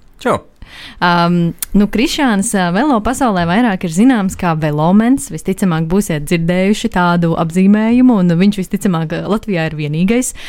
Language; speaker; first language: Latvian; native; Latvian